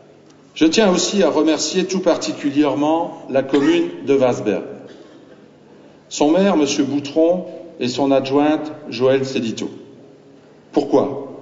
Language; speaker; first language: French; native; French